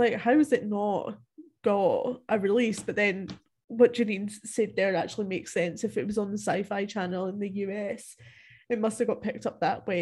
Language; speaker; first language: English; native; English